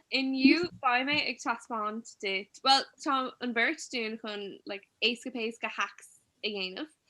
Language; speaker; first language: Irish; non-native, local second language; English